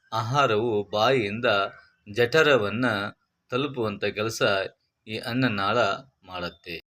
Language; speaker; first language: Kannada; native; Kannada